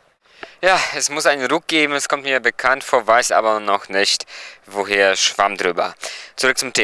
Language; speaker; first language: German; non-native, fluent; Polish